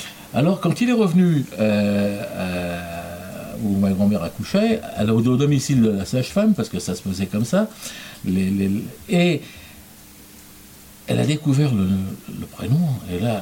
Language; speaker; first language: French; native; French